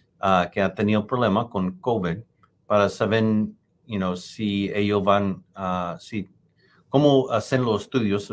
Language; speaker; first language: Spanish; non-native, fluent; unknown